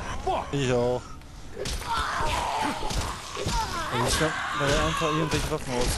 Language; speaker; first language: German; native; German